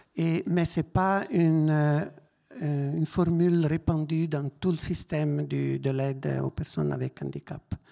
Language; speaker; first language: French; non-native, local second language; German